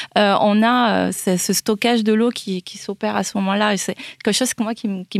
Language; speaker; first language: French; native; French